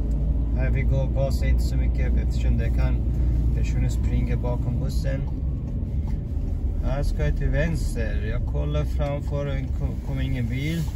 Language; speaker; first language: Swedish; non-native, fluent; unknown